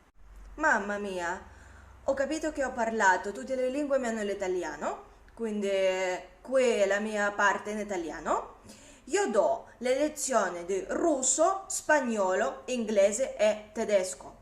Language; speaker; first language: Italian; non-native, fluent; Russian